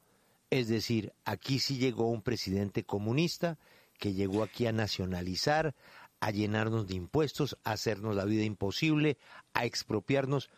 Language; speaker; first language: Spanish; native; Spanish